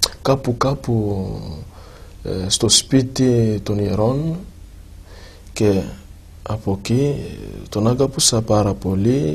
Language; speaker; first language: Greek; non-native, fluent; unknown